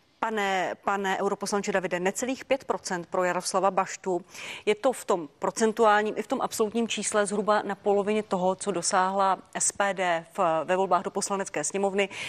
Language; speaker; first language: Czech; native; Czech